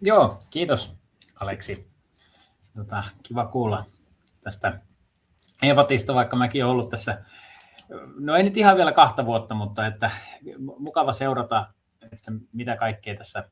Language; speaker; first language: Finnish; native; Finnish